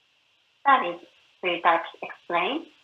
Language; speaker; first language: English; non-native, learner; Japanese